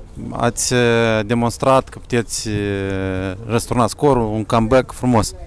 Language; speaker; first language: Romanian; native; Romanian